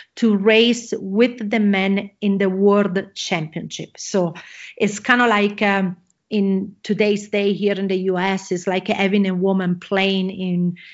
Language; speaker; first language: English; non-native, fluent; Italian